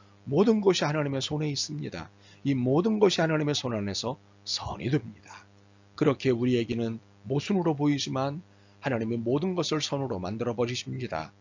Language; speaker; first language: Korean; native; Korean